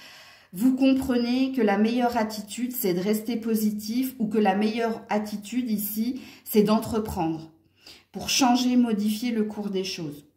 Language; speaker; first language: French; native; French